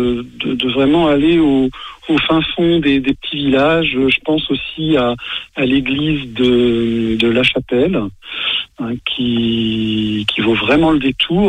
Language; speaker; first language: French; native; French